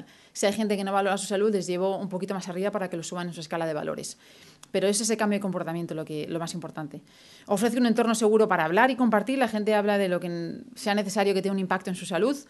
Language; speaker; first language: Spanish; native; Spanish